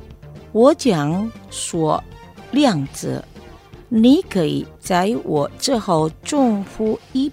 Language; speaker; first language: Chinese; non-native, fluent; Indonesian